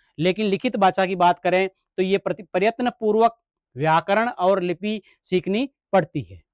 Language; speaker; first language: Hindi; native; Hindi